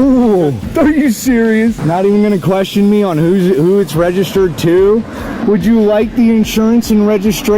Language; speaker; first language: English; native; English